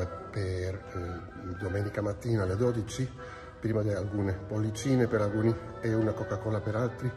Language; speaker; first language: Italian; non-native, fluent; Spanish